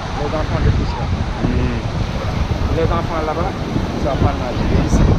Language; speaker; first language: French; non-native, local second language; Wolof